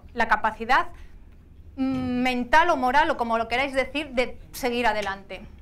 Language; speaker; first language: Spanish; native; Spanish